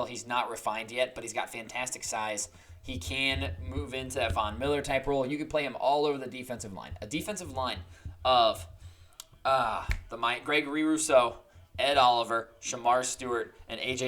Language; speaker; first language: English; native; English